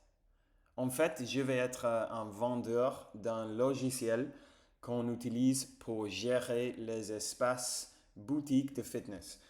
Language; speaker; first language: French; non-native, fluent; English